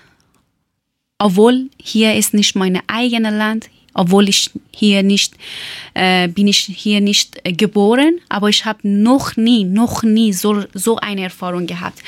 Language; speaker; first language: German; non-native, learner; Persian